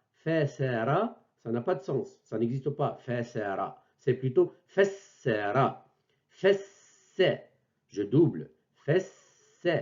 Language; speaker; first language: French; non-native, local second language; Arabic